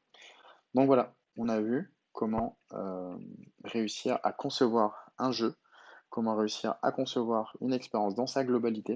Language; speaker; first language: French; native; French